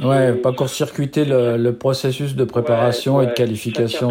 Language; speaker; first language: French; native; French